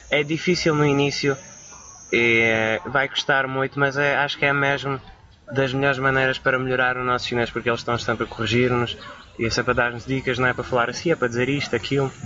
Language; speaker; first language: Portuguese; early bilingual, other home language; Romanian